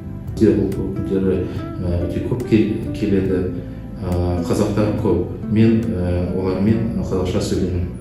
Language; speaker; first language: Kazakh; non-native, learner; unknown